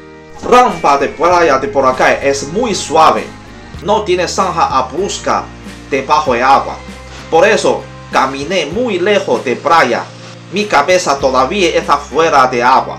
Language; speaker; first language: Spanish; non-native, learner; Chinese